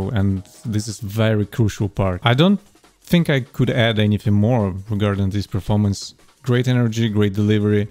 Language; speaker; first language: English; non-native, fluent; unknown